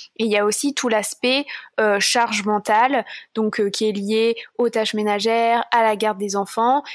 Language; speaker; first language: French; native; French